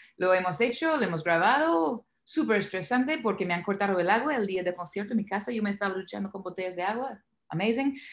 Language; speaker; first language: Spanish; non-native, fluent; English